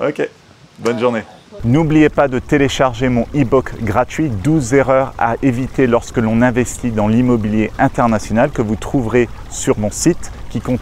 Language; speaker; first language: French; native; French